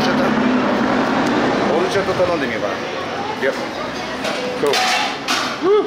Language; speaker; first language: English; non-native, learner; Japanese